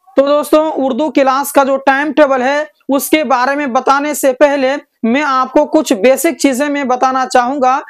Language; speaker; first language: Hindi; native; Hindi